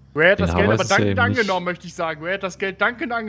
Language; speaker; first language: German; native; German